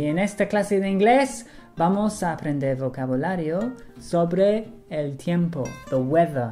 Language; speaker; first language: Spanish; non-native, fluent; English